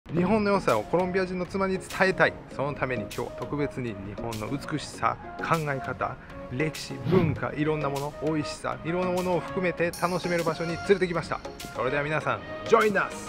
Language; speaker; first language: Japanese; native; Japanese